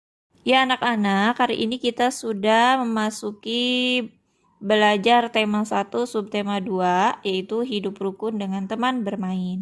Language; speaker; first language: Indonesian; native; Indonesian